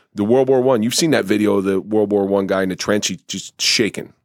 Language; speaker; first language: English; native; English